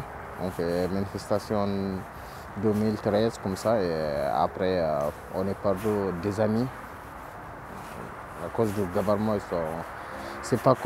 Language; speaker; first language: French; non-native, learner; Oromo